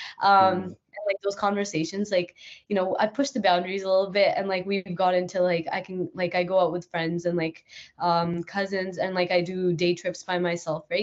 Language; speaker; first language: English; native; English